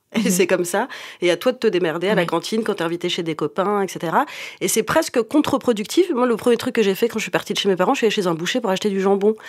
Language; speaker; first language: French; native; French